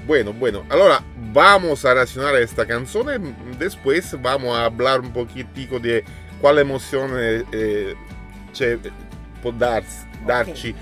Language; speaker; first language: Spanish; non-native, learner; Italian